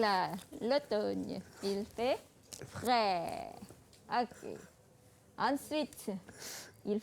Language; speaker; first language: French; non-native, fluent; Malay